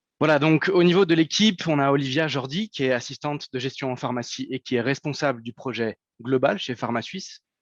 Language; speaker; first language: French; native; French